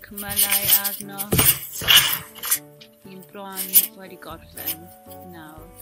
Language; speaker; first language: Welsh; non-native, local second language; English